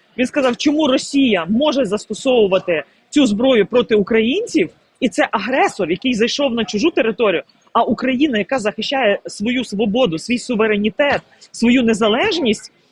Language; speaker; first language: Ukrainian; native; Ukrainian